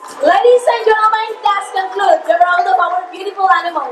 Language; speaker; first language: English; non-native, fluent; Indonesian